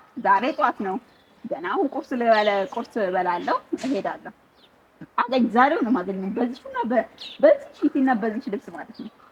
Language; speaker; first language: Amharic; native; Amharic